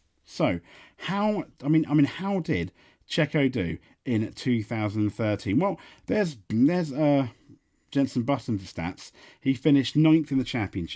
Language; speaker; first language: English; native; English